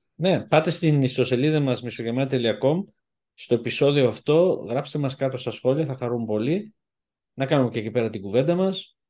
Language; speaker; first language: Greek; early bilingual, heritage; Greek